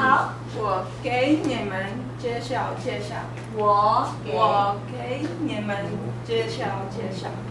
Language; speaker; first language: Chinese; non-native, learner; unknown